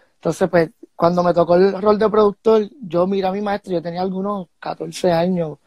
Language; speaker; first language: Spanish; early bilingual, heritage; Spanish